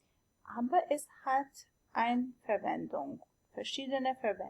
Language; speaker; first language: German; non-native, learner; Albanian